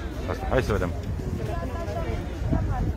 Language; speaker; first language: Romanian; native; Romanian